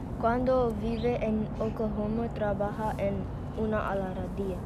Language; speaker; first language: Spanish; non-native, learner; English